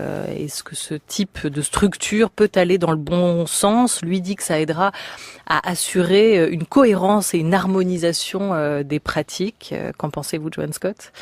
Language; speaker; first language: French; native; French